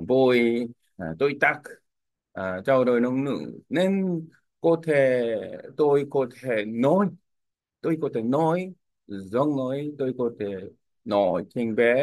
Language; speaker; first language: Vietnamese; non-native, learner; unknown